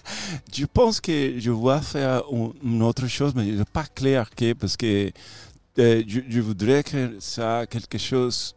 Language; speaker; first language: French; non-native, fluent; Spanish